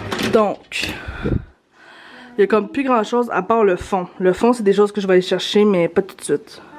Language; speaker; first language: French; native; French